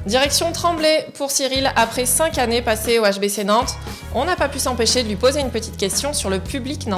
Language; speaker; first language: French; native; French